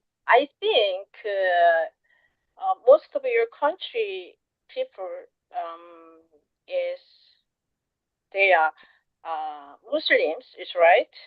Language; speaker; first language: English; non-native, learner; Korean